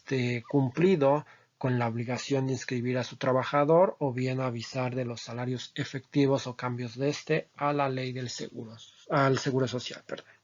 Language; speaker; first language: Spanish; native; Spanish